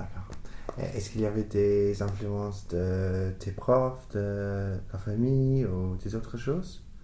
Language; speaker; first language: French; non-native, fluent; English